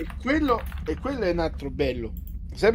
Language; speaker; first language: Italian; native; Italian